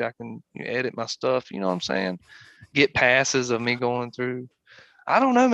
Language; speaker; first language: English; native; English